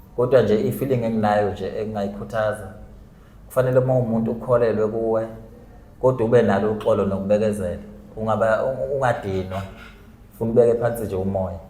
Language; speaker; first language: Zulu; native; Zulu